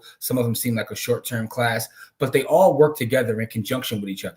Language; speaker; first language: English; native; English